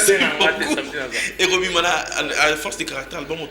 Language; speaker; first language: French; non-native, local second language; Lingala